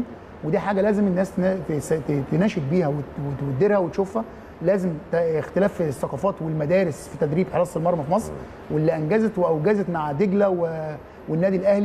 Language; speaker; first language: Arabic; native; Arabic